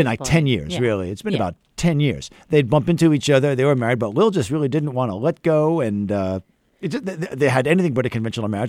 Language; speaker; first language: English; native; English